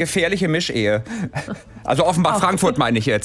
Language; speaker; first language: German; native; German